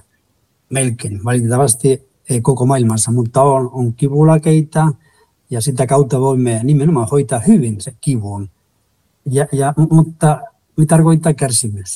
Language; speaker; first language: Finnish; non-native, fluent; Spanish